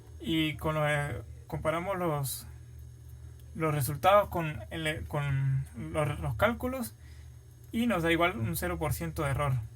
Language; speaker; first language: Spanish; native; Spanish